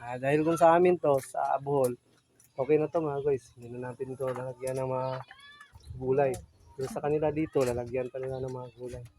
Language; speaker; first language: Filipino; non-native, local second language; Cebuano